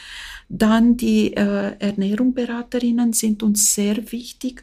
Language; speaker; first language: German; non-native, fluent; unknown